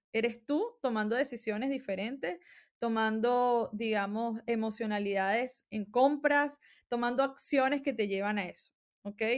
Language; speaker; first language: Spanish; native; Spanish